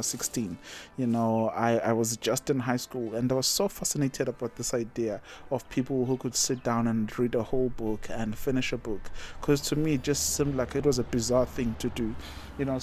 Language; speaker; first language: English; non-native, local second language; Zulu